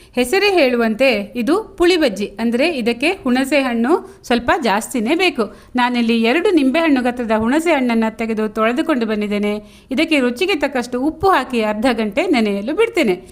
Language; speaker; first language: Kannada; native; Kannada